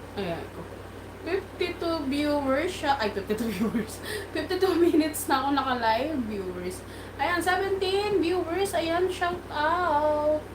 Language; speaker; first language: Filipino; non-native, local second language; Cebuano